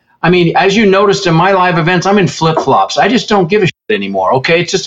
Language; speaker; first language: English; early bilingual, other home language; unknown